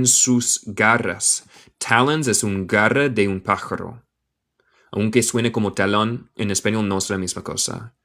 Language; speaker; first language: Spanish; non-native, learner; English